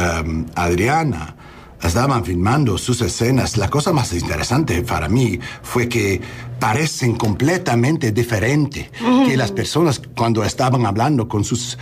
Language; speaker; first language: Spanish; non-native, learner; English